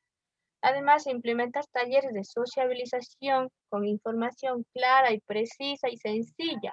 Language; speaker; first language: Spanish; native; Spanish